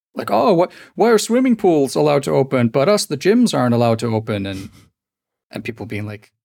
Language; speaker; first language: English; non-native, fluent; Icelandic